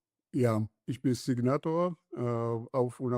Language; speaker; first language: German; non-native, learner; Georgian